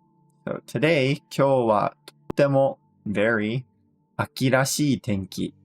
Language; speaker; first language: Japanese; non-native, fluent; English